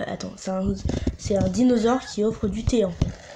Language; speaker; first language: French; native; French